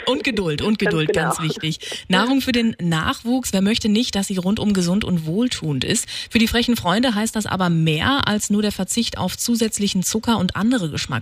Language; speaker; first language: German; native; German